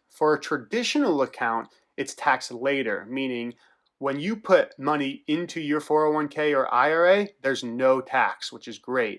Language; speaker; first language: English; native; English